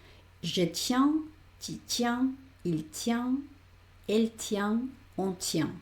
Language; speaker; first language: French; non-native, fluent; Spanish